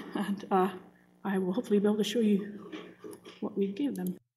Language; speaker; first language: English; native; English